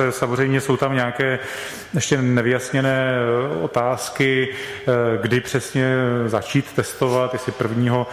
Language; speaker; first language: Czech; native; Czech